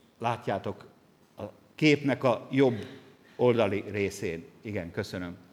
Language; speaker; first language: Hungarian; native; Hungarian